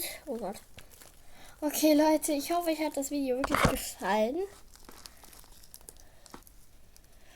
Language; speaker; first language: German; native; German